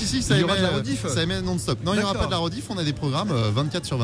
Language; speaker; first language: French; native; French